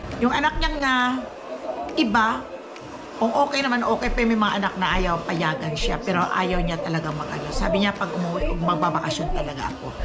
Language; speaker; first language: Filipino; non-native, local second language; Cebuano